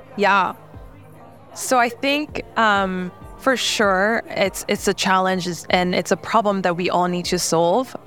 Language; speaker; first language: English; non-native, fluent; Korean